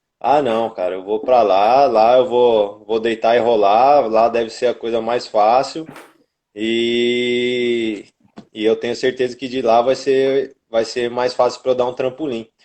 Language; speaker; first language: Portuguese; native; Portuguese